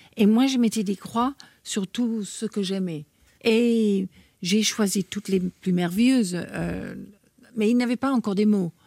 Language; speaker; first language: French; non-native, fluent; English